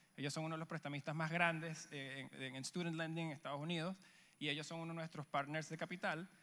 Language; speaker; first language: Spanish; native; Spanish